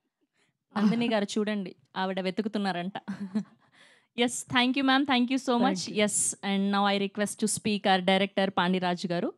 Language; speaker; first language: Telugu; native; Telugu